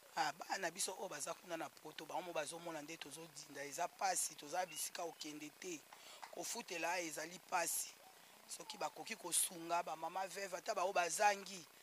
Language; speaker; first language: Lingala; native; Lingala